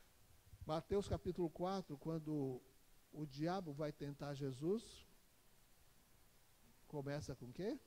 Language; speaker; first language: Portuguese; native; Portuguese